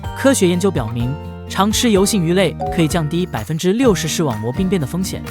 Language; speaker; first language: Chinese; native; Chinese